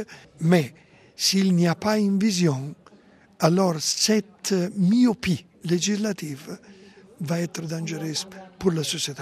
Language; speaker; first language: French; non-native, fluent; Italian